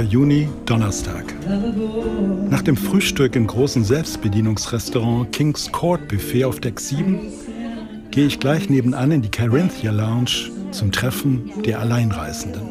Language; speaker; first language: German; native; German